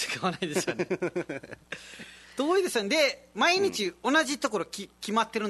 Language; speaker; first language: Japanese; non-native, fluent; Nepali